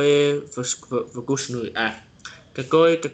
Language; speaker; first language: Russian; non-native, learner; Vietnamese